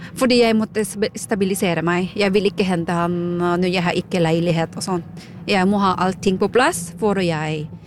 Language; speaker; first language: Norwegian; non-native, fluent; Filipino